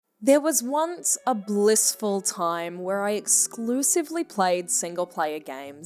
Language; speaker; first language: English; native; English